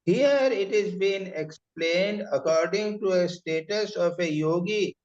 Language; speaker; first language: English; non-native, local second language; Hindi